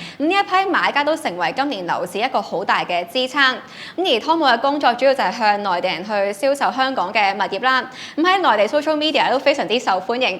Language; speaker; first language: Cantonese; native; Cantonese